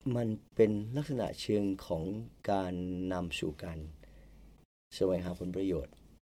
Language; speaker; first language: Thai; native; Thai